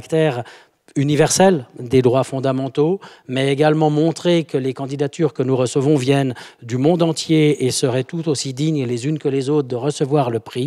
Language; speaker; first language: French; native; French